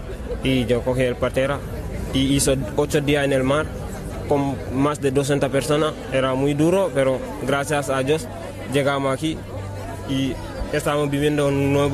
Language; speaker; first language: Spanish; non-native, learner; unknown